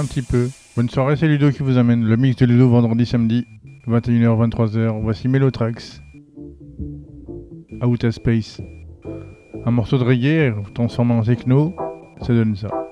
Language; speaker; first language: French; native; French